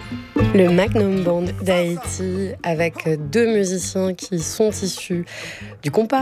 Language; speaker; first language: French; native; French